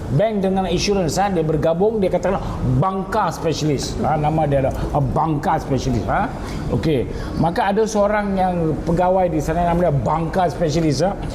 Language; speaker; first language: Malay; non-native, local second language; Tamil